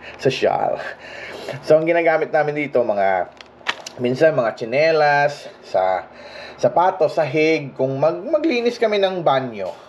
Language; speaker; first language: Filipino; non-native, local second language; Hiligaynon